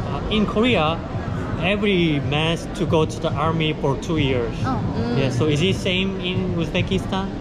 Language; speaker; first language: English; non-native, learner; Korean